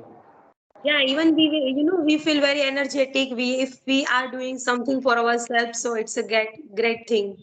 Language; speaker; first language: English; non-native, learner; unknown